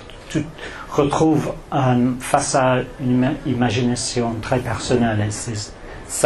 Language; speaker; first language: French; non-native, fluent; English